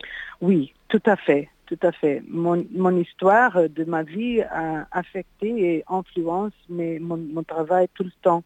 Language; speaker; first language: French; non-native, fluent; Portuguese